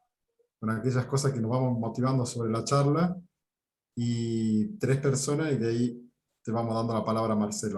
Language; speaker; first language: Spanish; native; Spanish